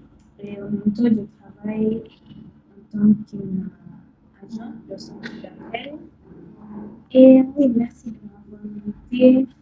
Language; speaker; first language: French; non-native, learner; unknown